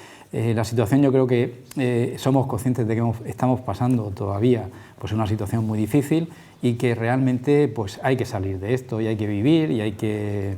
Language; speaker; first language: Spanish; native; Spanish